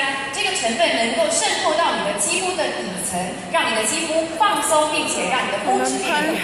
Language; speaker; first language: Chinese; native; Chinese